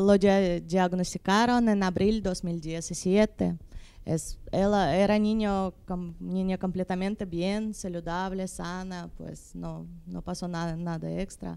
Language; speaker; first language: Spanish; non-native, fluent; Russian